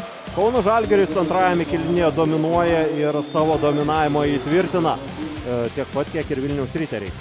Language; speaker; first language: Lithuanian; native; Lithuanian